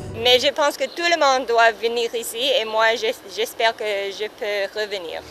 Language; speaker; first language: French; non-native, learner; English